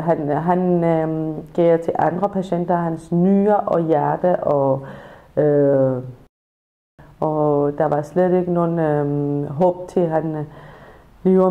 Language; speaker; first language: Danish; non-native, learner; Persian